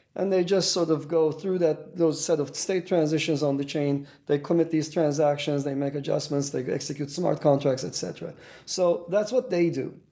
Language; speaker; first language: English; non-native, fluent; Turkish